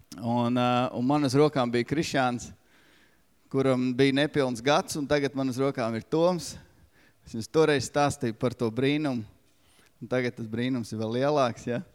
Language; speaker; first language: Latvian; native; Latvian